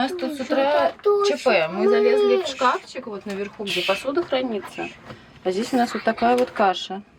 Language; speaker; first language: Russian; native; Russian